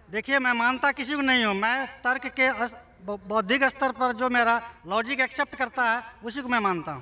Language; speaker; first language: Hindi; native; Hindi